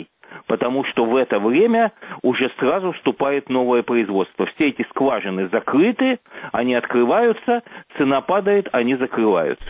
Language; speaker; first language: Russian; native; Russian